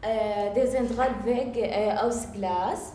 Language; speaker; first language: German; non-native, learner; Arabic